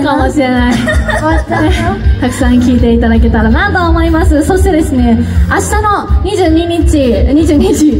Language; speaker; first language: Japanese; native; Japanese